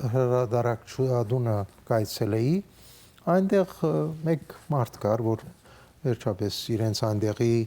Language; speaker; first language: Armenian; early bilingual, heritage; Armenian